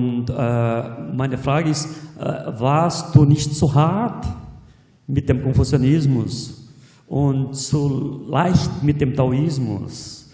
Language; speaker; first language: German; non-native, fluent; Portuguese